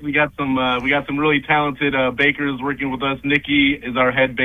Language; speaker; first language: English; native; English